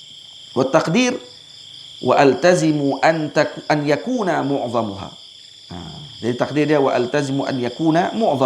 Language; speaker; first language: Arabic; non-native, fluent; Malay